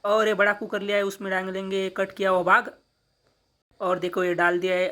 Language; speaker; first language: Hindi; non-native, local second language; Marathi